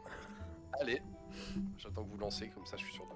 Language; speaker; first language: French; native; French